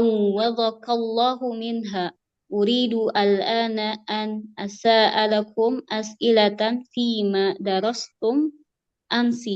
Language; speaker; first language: Arabic; non-native, learner; Indonesian